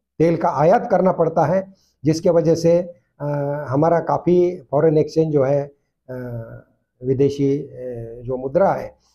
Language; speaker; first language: Hindi; non-native, local second language; Marathi